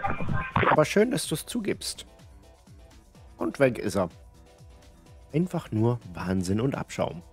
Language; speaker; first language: German; native; German